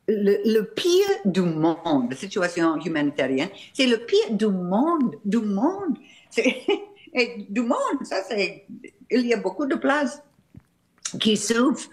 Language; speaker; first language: French; non-native, fluent; English